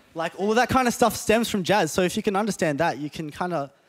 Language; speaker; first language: English; native; English